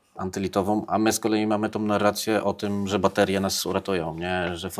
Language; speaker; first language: Polish; native; Polish